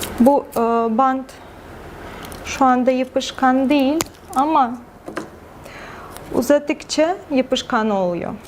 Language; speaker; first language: Turkish; non-native, fluent; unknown